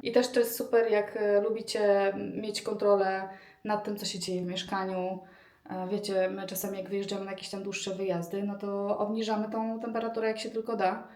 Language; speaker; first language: Polish; native; Polish